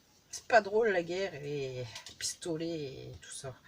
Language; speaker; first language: French; native; French